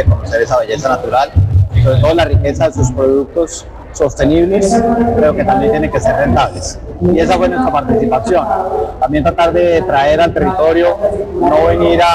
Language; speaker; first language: Spanish; native; Spanish